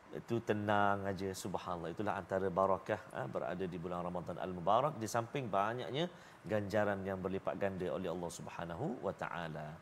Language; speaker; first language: Malay; native; Malay